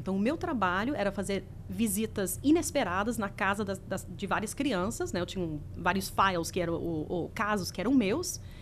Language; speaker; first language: Portuguese; early bilingual, heritage; Portuguese